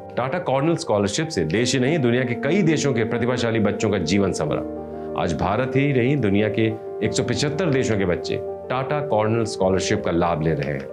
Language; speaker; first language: Hindi; native; Hindi